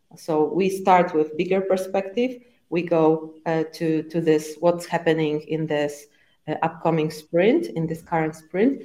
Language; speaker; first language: English; non-native, fluent; Polish